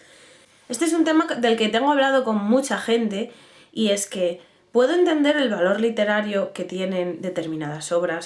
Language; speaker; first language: Spanish; native; Spanish